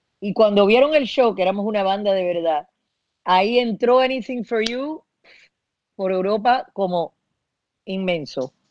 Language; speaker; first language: Spanish; early bilingual, heritage; Spanish